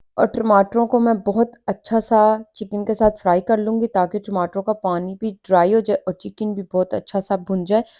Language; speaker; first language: Urdu; native; Urdu